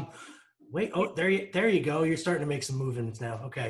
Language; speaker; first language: English; native; English